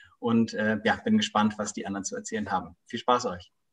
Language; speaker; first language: German; native; German